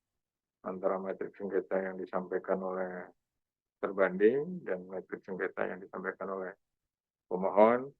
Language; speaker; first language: Indonesian; native; Indonesian